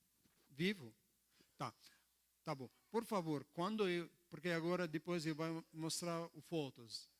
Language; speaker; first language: Portuguese; non-native, learner; Arabic